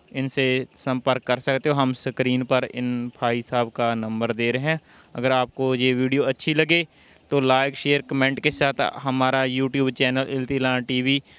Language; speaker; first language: Hindi; non-native, local second language; Punjabi